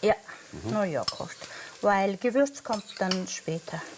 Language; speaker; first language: German; non-native, fluent; Mongolian